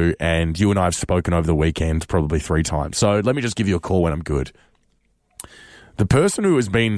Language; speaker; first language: English; native; English